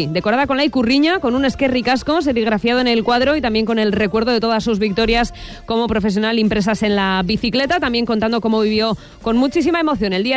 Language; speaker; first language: Spanish; native; Spanish